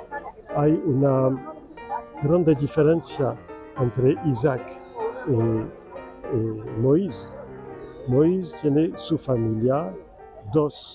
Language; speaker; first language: Spanish; non-native, fluent; French